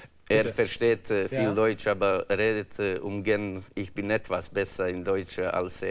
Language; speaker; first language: German; non-native, learner; Croatian